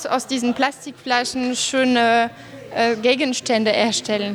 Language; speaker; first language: German; non-native, fluent; Arabic